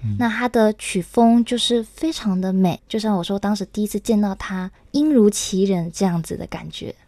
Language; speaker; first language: Chinese; native; Chinese